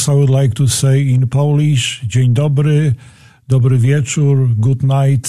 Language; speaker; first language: English; non-native, fluent; Polish